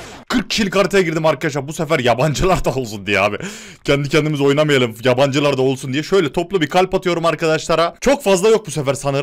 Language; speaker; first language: Turkish; native; Turkish